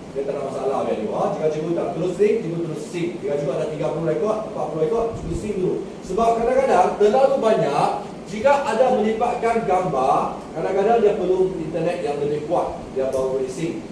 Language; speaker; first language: Malay; non-native, local second language; Chinese